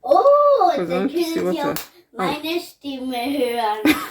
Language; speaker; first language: German; early bilingual, other home language; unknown